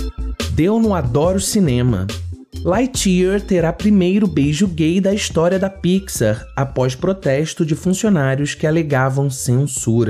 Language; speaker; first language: Portuguese; native; Portuguese